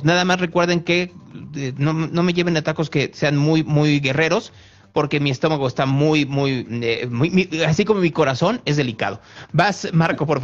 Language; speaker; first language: Spanish; native; Spanish